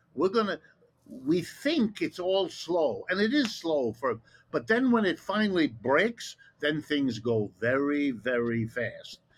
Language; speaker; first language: English; early bilingual, other home language; German